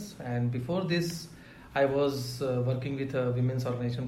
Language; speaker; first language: English; non-native, local second language; Hindi